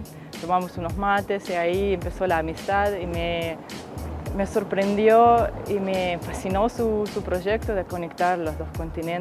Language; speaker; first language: Spanish; non-native, fluent; Russian